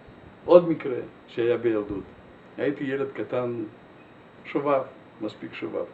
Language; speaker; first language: Hebrew; non-native, fluent; Russian